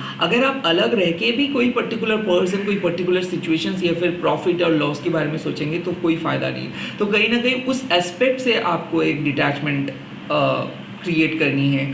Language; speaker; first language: Hindi; non-native, local second language; Bangla